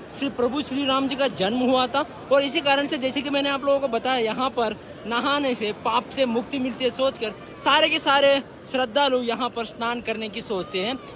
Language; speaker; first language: Hindi; non-native, local second language; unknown